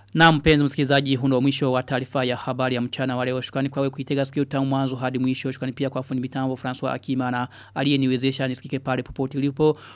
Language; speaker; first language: Swahili; non-native, local second language; Rundi